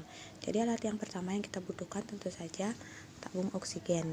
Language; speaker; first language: Indonesian; native; Indonesian